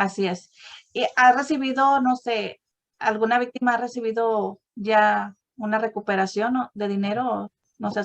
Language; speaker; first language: Spanish; native; Spanish